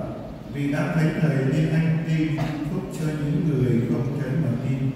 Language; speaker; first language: Vietnamese; native; Vietnamese